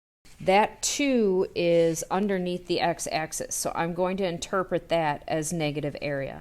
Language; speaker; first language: English; native; English